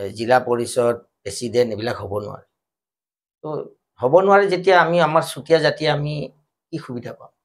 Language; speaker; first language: Assamese; native; Assamese